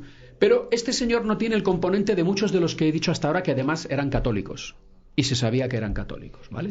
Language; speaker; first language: Spanish; native; Spanish